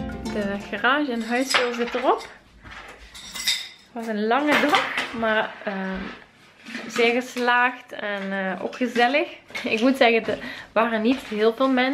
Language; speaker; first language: Dutch; native; Dutch